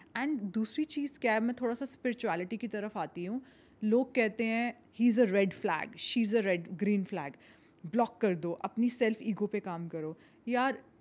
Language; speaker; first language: Hindi; native; Hindi